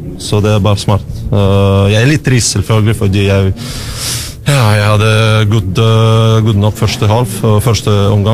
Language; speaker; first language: Norwegian; non-native, learner; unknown